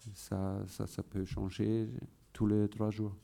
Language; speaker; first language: French; non-native, fluent; German